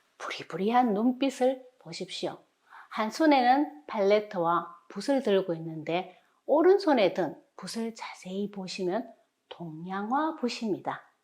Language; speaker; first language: Korean; native; Korean